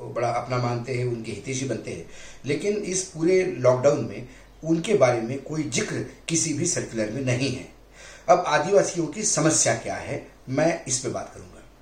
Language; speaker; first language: Hindi; non-native, local second language; Marathi